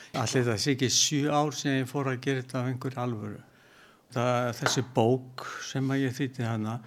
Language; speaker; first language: Icelandic; native; Icelandic